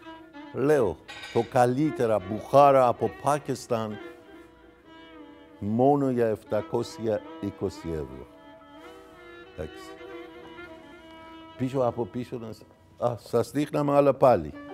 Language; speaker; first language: Greek; non-native, fluent; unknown